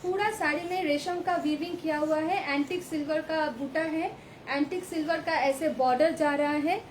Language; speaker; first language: Hindi; non-native, local second language; Bangla